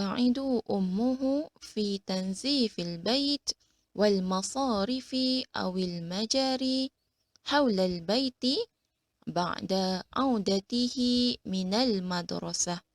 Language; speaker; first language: Arabic; non-native, fluent; Malay